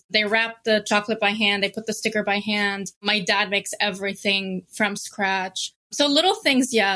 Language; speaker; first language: English; non-native, fluent; Arabic